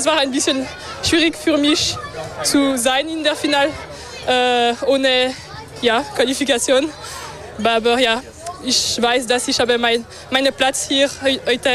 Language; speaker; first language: German; non-native, local second language; French